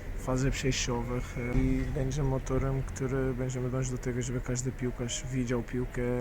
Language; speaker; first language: Polish; non-native, fluent; Portuguese